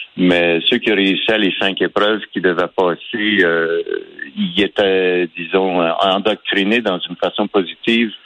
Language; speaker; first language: French; native; French